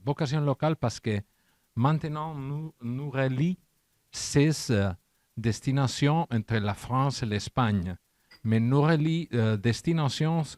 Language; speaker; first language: French; non-native, learner; Catalan